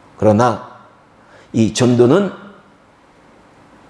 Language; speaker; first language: Korean; native; Korean